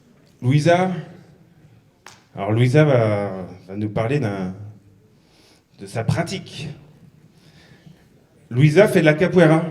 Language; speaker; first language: French; native; French